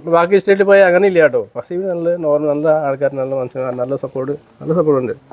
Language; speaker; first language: Malayalam; non-native, learner; Nepali